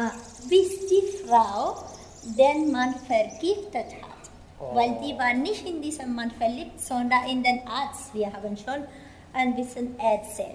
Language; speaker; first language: German; non-native, fluent; Spanish